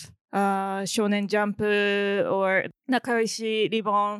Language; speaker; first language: English; non-native, fluent; Japanese